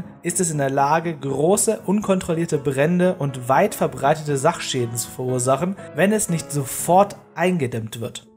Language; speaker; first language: German; native; German